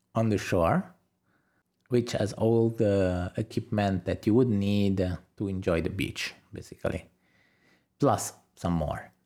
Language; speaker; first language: English; non-native, fluent; Italian